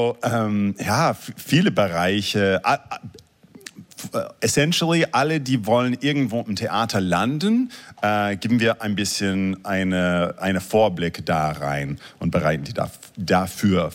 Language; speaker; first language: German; non-native, fluent; English